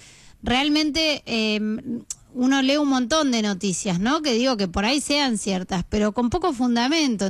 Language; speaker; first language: Spanish; native; Spanish